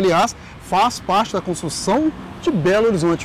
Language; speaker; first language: Portuguese; native; Portuguese